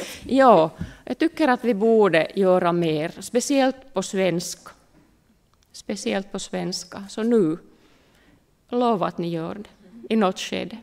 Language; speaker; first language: Swedish; non-native, local second language; Finnish